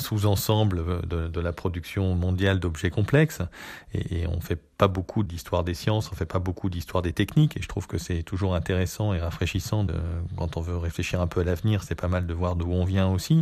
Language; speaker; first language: French; native; French